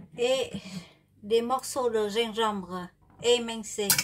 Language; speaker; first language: French; non-native, learner; Vietnamese